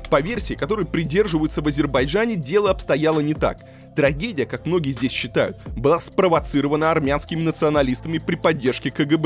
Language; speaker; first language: Russian; native; Russian